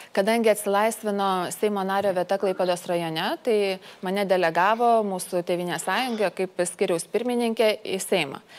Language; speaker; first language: Lithuanian; native; Lithuanian